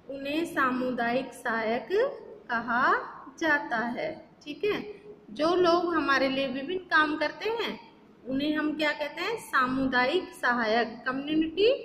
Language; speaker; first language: Hindi; native; Hindi